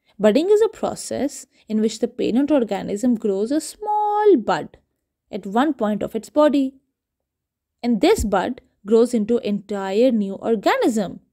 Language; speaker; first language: English; non-native, local second language; Urdu